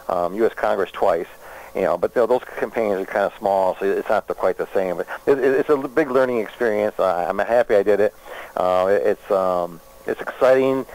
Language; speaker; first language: English; native; English